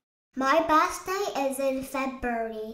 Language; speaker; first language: English; non-native, fluent; Chinese